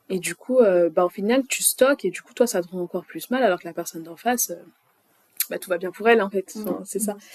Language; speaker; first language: French; native; French